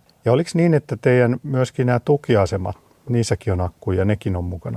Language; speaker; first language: Finnish; native; Finnish